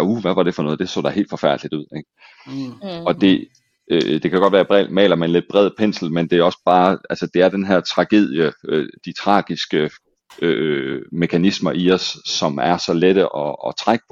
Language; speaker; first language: Danish; native; Danish